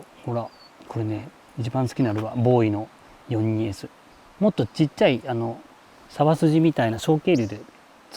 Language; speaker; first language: Japanese; native; Japanese